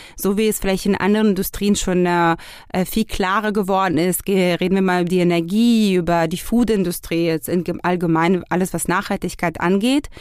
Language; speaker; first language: German; non-native, fluent; Hebrew